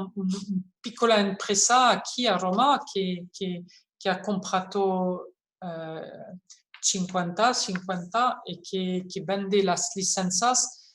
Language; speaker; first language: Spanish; non-native, fluent; French